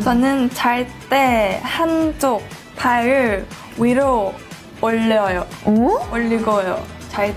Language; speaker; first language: Korean; non-native, learner; Thai